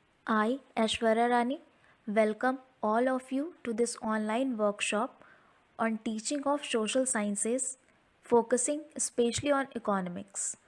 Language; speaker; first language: English; non-native, local second language; Hindi